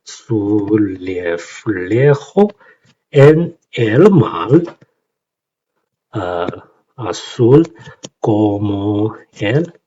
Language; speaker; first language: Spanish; non-native, learner; Chinese